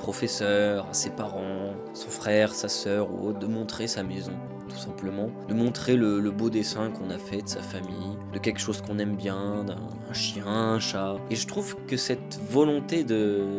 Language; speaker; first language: French; native; French